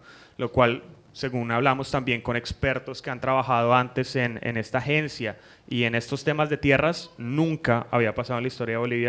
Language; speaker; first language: Spanish; native; Spanish